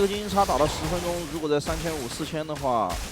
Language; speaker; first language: Chinese; native; Chinese